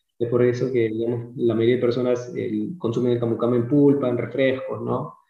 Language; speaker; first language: Spanish; early bilingual, heritage; Spanish